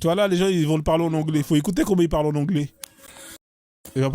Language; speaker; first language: French; native; French